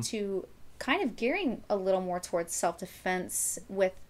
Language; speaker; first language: English; native; English